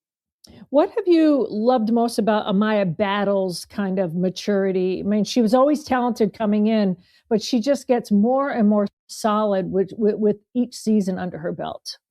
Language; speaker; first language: English; native; English